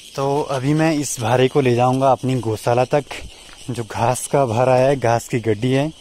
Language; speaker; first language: Hindi; native; Hindi